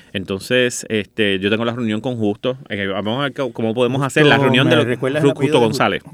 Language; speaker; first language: Spanish; native; Spanish